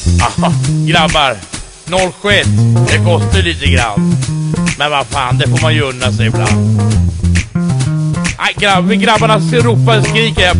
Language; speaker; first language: Swedish; native; Swedish